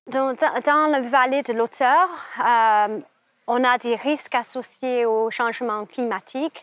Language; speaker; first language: French; non-native, fluent; English